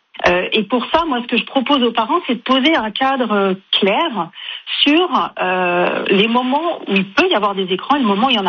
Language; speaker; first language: French; native; French